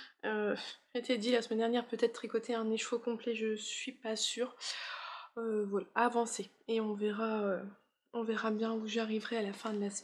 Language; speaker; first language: French; native; French